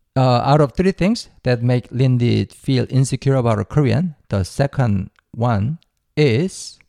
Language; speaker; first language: English; non-native, fluent; Korean